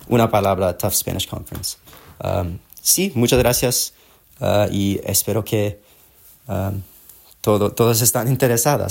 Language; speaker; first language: Spanish; non-native, learner; English